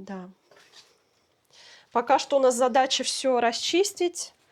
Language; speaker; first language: Russian; native; Russian